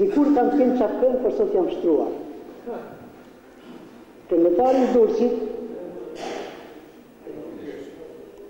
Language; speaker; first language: Albanian; native; Albanian